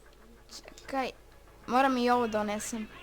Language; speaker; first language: Croatian; native; Croatian